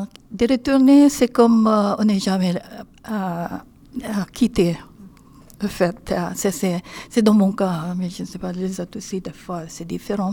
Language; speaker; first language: French; non-native, learner; Filipino